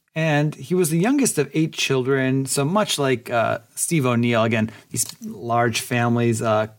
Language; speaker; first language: English; early bilingual, other home language; Polish